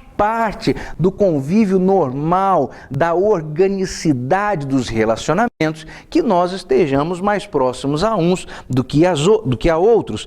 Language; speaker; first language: Portuguese; native; Portuguese